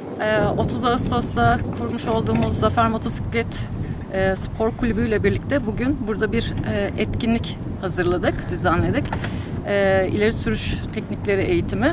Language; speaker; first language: Turkish; native; Turkish